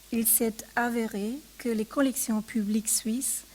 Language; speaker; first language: French; non-native, fluent; German